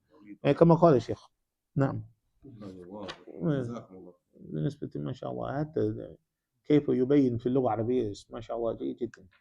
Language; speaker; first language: Arabic; non-native, fluent; English